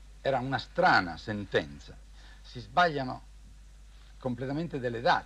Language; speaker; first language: Italian; native; Italian